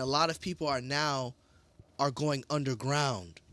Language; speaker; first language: English; native; English